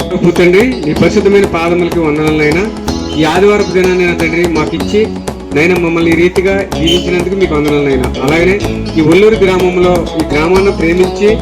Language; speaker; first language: Telugu; native; Telugu